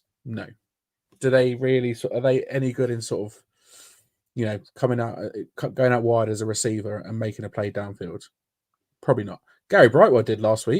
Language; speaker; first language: English; native; English